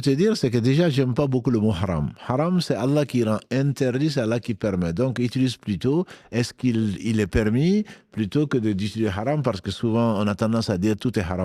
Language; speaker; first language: French; native; French